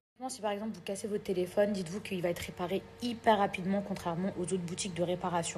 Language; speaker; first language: French; native; French